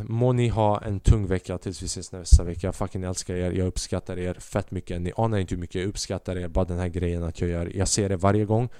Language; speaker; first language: Swedish; early bilingual, other home language; Albanian